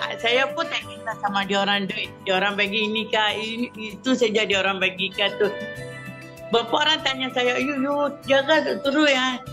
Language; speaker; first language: Malay; non-native, local second language; Tamil